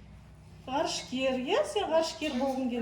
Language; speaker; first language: Kazakh; native; Kazakh